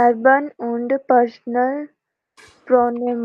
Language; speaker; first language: German; non-native, learner; Hindi